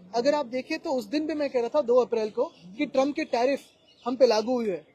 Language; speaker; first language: Hindi; non-native, local second language; Marathi